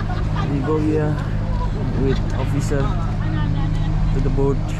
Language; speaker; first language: English; non-native, learner; Javanese